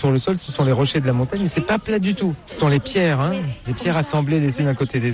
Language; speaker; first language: French; native; French